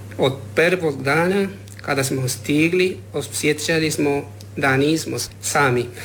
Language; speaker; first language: Croatian; non-native, learner; Spanish